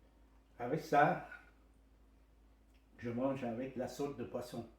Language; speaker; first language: French; non-native, learner; Vietnamese